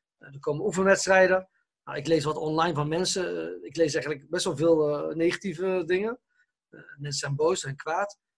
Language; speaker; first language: Dutch; early bilingual, other home language; Arabic